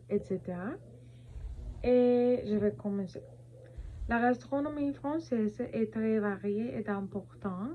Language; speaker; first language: French; non-native, learner; Spanish